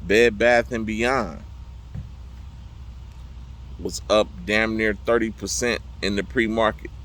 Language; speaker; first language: English; native; English